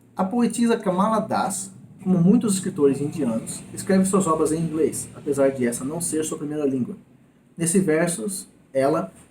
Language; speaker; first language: Portuguese; native; Portuguese